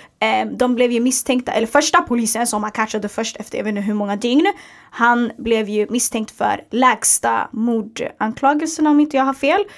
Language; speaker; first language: Swedish; early bilingual, other home language; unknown